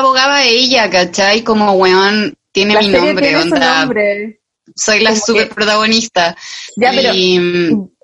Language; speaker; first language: Spanish; native; Spanish